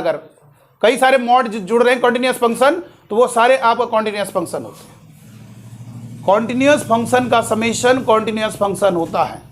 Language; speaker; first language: Hindi; native; Hindi